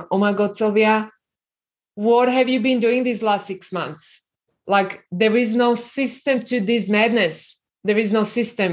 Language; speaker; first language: English; non-native, fluent; Slovak